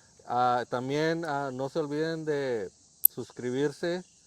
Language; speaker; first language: Spanish; native; Spanish